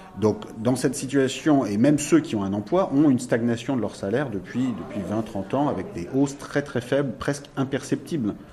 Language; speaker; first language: French; native; French